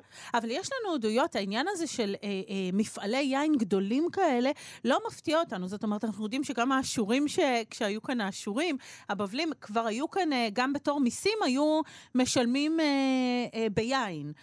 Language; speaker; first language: Hebrew; native; Hebrew